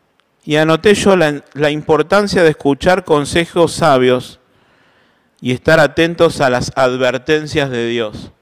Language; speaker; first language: Spanish; native; Spanish